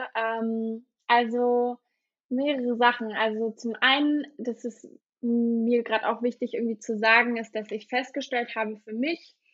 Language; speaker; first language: German; native; German